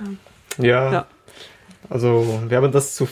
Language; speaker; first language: German; non-native, learner; Arabic